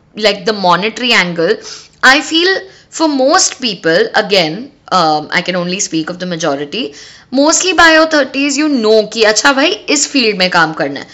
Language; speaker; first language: English; non-native, local second language; Hindi